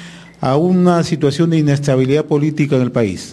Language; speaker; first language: Spanish; native; Spanish